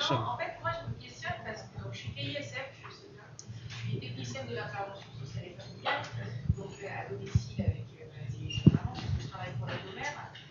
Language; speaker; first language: French; native; French